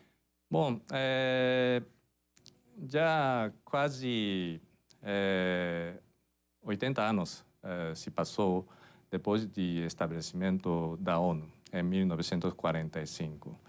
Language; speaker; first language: Portuguese; non-native, fluent; Japanese